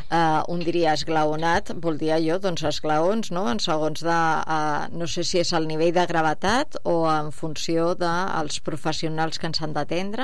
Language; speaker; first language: Catalan; native; Catalan